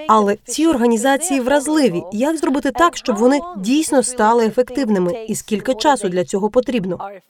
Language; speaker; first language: Ukrainian; native; Ukrainian